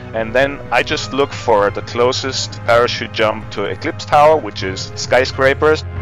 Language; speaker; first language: English; non-native, fluent; German